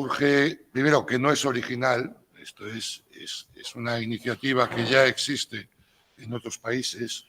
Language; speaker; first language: Spanish; native; Spanish